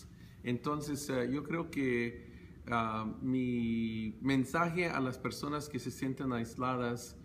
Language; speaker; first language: Spanish; early bilingual, heritage; Spanish